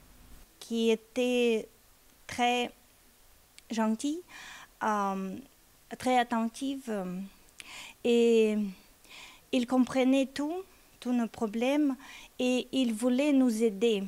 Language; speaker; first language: French; non-native, learner; Ukrainian